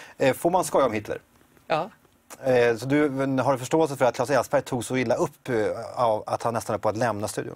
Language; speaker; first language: Swedish; native; Swedish